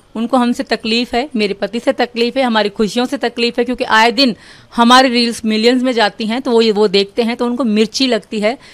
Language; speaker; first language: Urdu; non-native, local second language; Sindhi